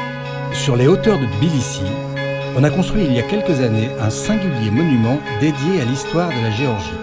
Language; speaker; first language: French; native; French